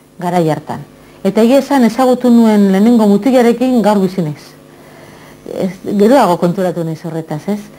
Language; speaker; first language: Basque; non-native, local second language; Spanish